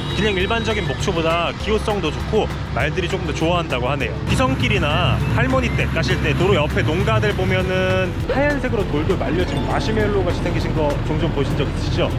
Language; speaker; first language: Korean; native; Korean